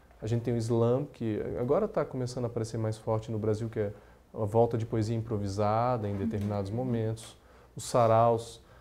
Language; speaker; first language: Portuguese; native; Portuguese